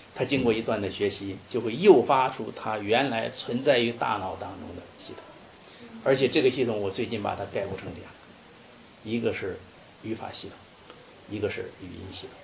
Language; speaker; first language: Chinese; native; Chinese